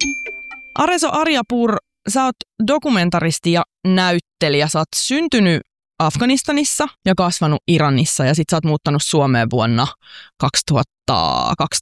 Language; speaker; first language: Finnish; native; Finnish